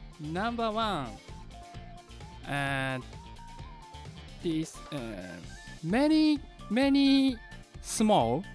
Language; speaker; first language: English; non-native, learner; Japanese